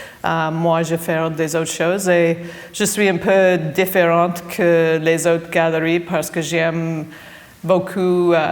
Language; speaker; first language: French; non-native, fluent; English